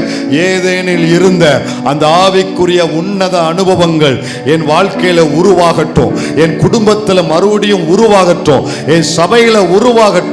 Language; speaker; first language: Tamil; native; Tamil